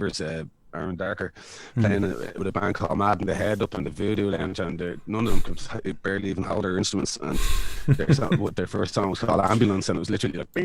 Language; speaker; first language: English; native; English